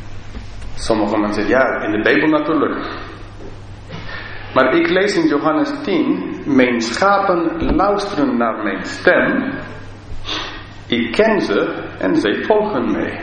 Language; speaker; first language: Dutch; non-native, fluent; English